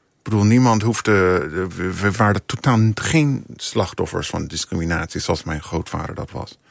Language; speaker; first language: Dutch; non-native, fluent; English